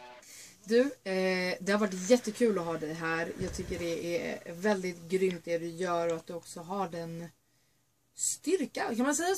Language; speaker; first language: Swedish; native; Swedish